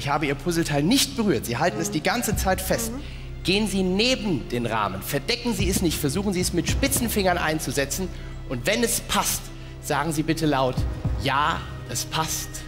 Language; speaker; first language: German; native; German